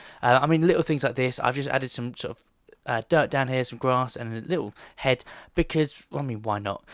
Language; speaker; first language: English; native; English